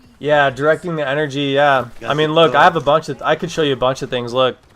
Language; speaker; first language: English; native; English